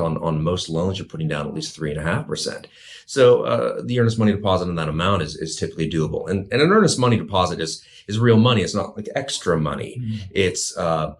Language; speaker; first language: English; native; English